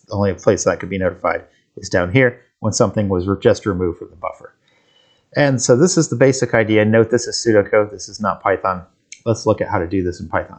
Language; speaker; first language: English; native; English